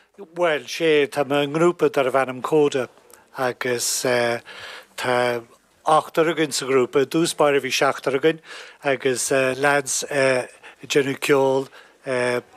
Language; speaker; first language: Irish; native; Irish